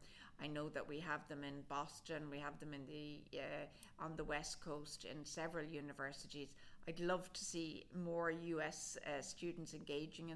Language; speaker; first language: English; native; English